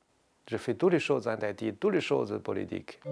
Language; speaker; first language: French; non-native, learner; Chinese